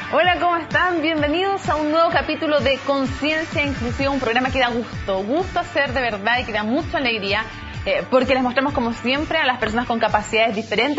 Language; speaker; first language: Spanish; native; Spanish